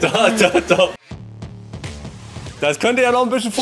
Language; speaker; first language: German; native; German